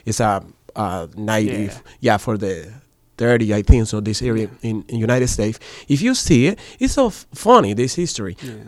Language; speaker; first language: English; non-native, learner; Spanish